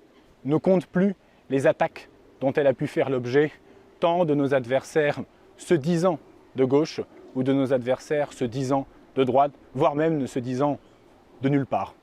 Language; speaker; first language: French; native; French